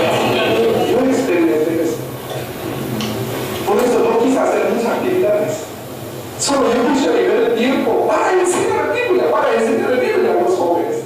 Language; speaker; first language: Spanish; non-native, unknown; Korean